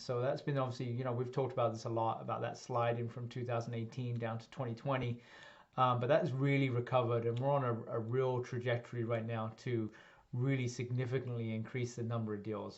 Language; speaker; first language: English; native; English